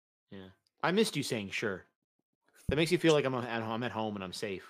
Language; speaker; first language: English; native; English